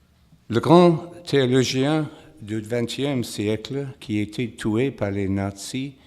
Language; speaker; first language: French; non-native, fluent; English